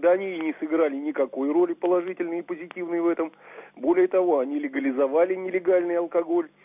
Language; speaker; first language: Russian; native; Russian